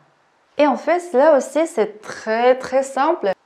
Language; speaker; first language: French; non-native, learner; Korean